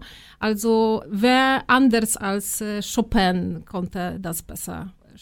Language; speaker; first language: German; non-native, fluent; Polish